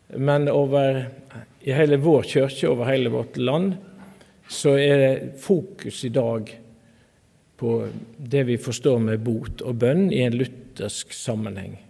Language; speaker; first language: Norwegian; native; Norwegian